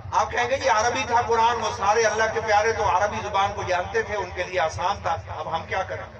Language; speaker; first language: Urdu; non-native, local second language; Punjabi